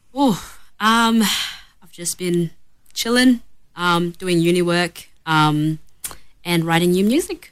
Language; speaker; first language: English; early bilingual, other home language; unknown